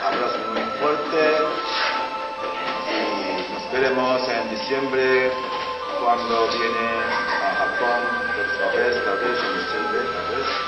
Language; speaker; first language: Spanish; non-native, learner; Japanese